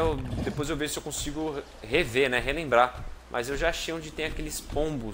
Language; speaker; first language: Portuguese; native; Portuguese